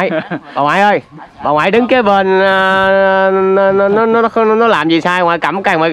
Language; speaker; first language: Vietnamese; native; Vietnamese